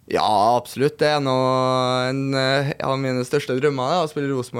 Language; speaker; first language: Norwegian; native; Norwegian